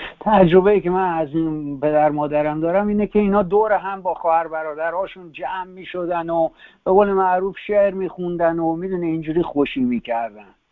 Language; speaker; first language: Persian; native; Persian